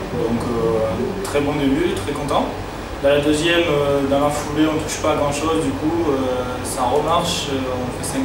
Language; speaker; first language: French; native; French